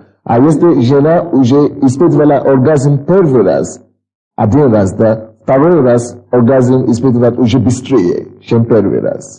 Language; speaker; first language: Russian; non-native, fluent; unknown